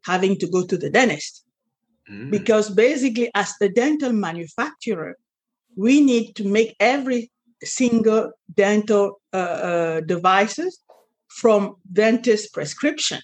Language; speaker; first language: English; non-native, local second language; French